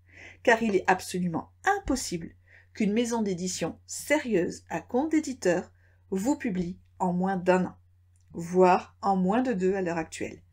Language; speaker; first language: French; native; French